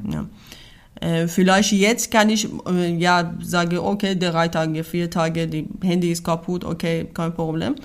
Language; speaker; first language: German; non-native, learner; Persian